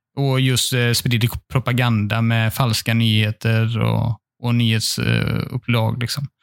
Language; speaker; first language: Swedish; native; Swedish